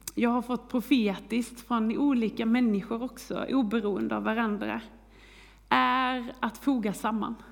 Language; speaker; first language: Swedish; native; Swedish